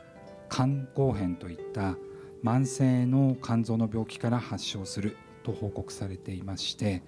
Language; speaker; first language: Japanese; native; Japanese